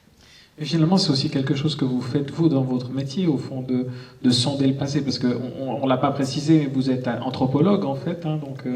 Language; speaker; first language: French; native; French